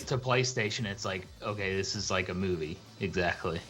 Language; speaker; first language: English; native; English